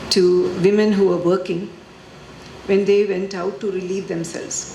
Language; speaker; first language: English; non-native, local second language; Malayalam